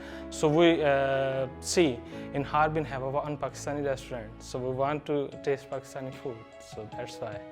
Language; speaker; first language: English; non-native, learner; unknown